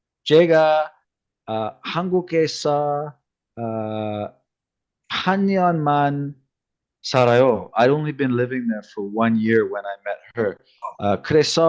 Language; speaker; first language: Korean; non-native, learner; English